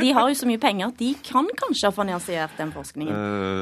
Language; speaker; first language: Norwegian; native; Norwegian